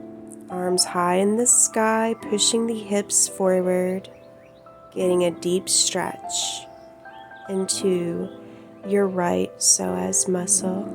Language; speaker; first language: English; native; English